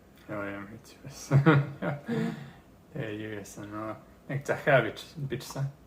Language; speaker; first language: Mongolian; early bilingual, heritage; English